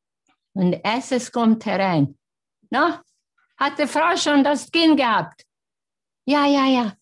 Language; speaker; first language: German; non-native, learner; Hungarian